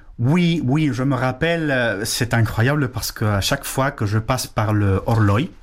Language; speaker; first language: French; non-native, fluent; Spanish